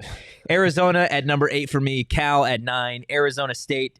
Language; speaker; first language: English; native; English